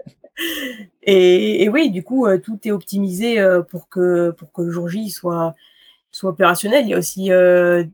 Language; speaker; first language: French; native; French